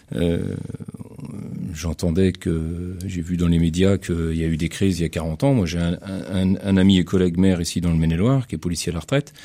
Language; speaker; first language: French; native; French